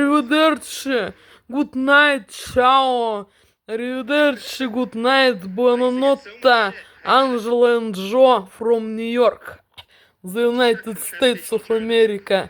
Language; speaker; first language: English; non-native, learner; Russian